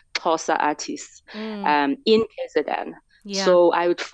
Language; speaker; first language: English; non-native, local second language; Xhosa